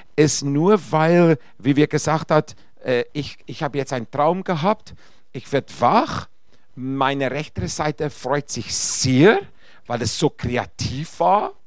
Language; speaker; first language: German; non-native, fluent; Afrikaans